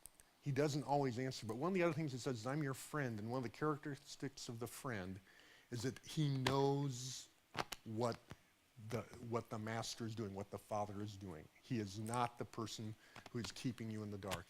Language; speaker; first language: English; native; English